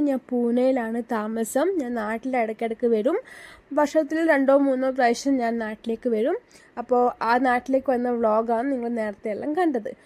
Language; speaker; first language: Malayalam; early bilingual, heritage; Malayalam